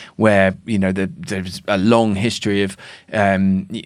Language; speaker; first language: English; native; English